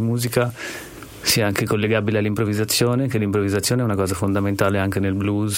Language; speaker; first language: Italian; native; Italian